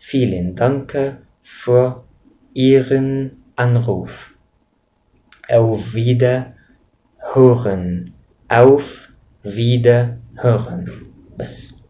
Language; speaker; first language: German; non-native, fluent; Arabic